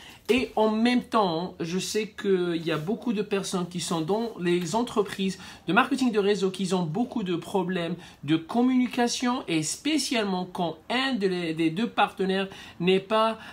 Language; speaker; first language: French; non-native, fluent; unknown